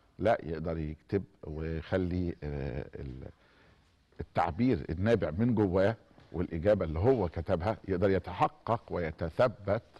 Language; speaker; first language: Arabic; native; Arabic